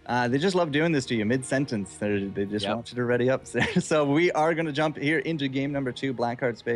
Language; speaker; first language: English; native; English